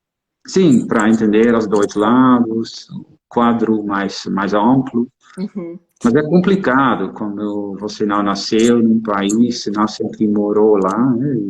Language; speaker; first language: Portuguese; non-native, fluent; Dutch